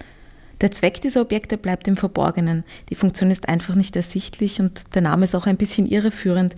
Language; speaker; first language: German; native; German